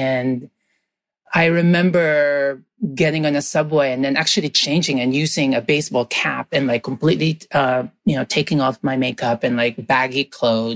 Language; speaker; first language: English; non-native, local second language; Filipino